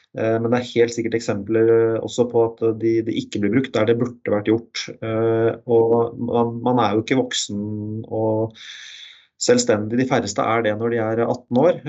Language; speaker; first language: Norwegian; native; Norwegian